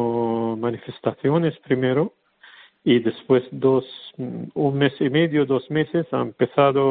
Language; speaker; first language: Spanish; non-native, learner; Arabic